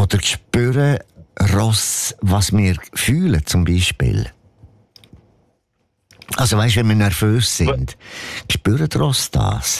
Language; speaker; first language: German; native; German